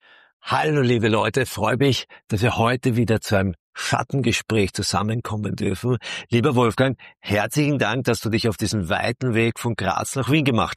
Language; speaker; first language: German; native; German